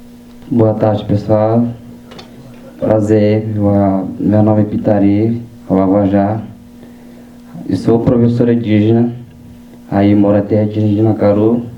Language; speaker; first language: Portuguese; non-native, local second language; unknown